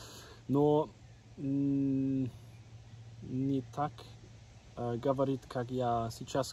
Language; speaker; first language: Russian; non-native, learner; German